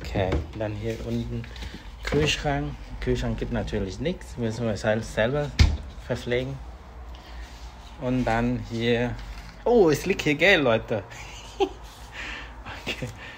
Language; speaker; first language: German; non-native, fluent; Vietnamese